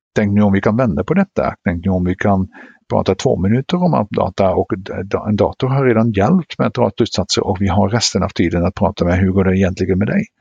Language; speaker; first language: Swedish; non-native, fluent; Dutch